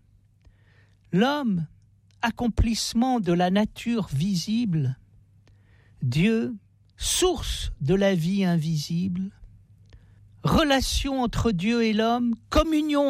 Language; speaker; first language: French; native; French